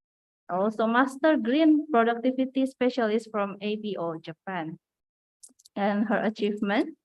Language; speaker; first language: English; non-native, fluent; Indonesian